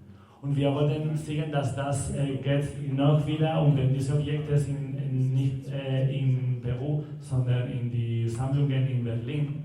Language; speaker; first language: German; non-native, learner; Spanish